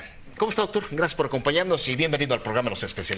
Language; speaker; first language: Spanish; native; Spanish